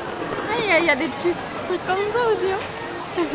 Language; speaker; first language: French; native; French